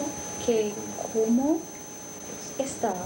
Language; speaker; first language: Spanish; non-native, learner; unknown